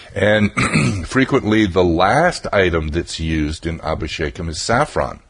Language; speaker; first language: English; native; English